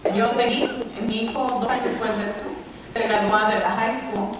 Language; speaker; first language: Spanish; early bilingual, heritage; Spanish